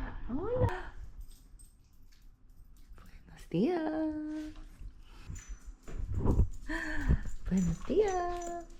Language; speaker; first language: Spanish; non-native, learner; Korean